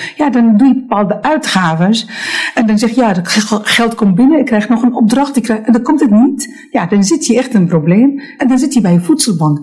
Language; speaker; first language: Dutch; non-native, fluent; Arabic